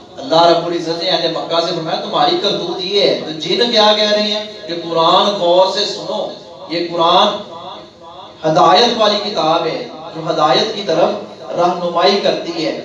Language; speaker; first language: Urdu; non-native, local second language; Punjabi